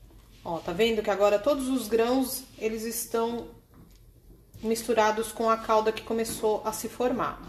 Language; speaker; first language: Portuguese; native; Portuguese